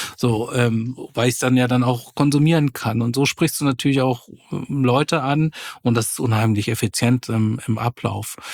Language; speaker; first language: German; native; German